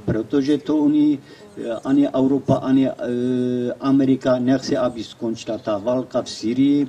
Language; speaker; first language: Czech; non-native, learner; Kurdish